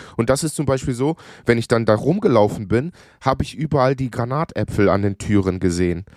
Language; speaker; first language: German; early bilingual, other home language; Greek